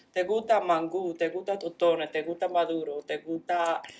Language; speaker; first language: Spanish; early bilingual, heritage; Spanish